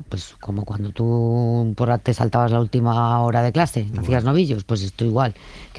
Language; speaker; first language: Spanish; native; Spanish